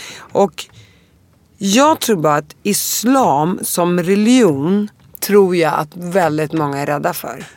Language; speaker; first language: Swedish; early bilingual, other home language; Arabic